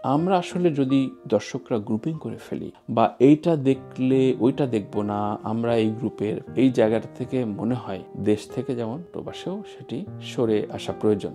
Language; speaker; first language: Bangla; native; Bangla